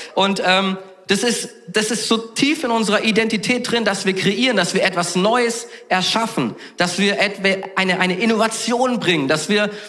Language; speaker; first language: German; native; German